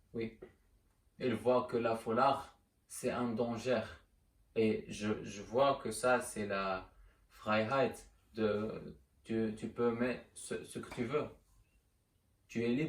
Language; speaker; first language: French; non-native, learner; German